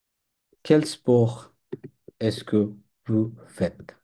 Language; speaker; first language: French; non-native, fluent; Bangla